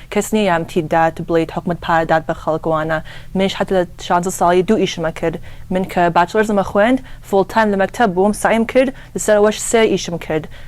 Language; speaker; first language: Central Kurdish; early bilingual, heritage; Central Kurdish